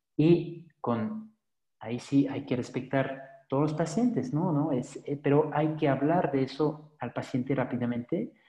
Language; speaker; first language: Spanish; non-native, fluent; French